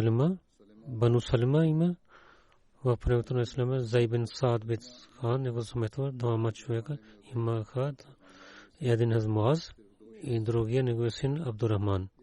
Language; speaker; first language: Bulgarian; non-native, learner; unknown